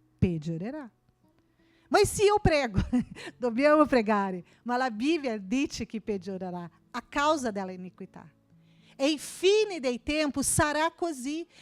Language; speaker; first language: Italian; non-native, fluent; Portuguese